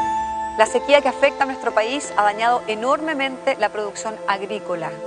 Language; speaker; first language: Spanish; native; Spanish